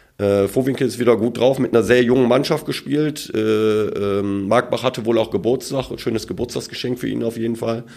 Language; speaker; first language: German; early bilingual, other home language; Turkish